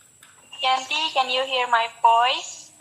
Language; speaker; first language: English; non-native, learner; Indonesian